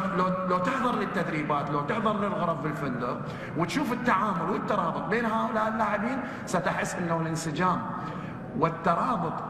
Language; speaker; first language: Arabic; native; Arabic